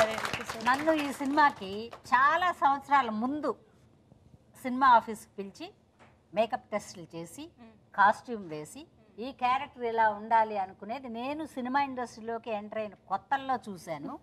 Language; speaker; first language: Telugu; native; Telugu